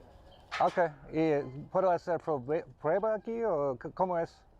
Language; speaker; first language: Spanish; non-native, learner; English